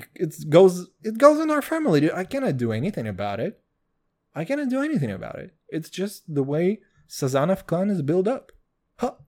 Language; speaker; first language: English; non-native, fluent; Kazakh